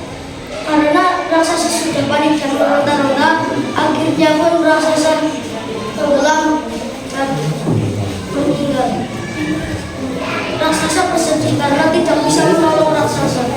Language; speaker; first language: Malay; non-native, local second language; Javanese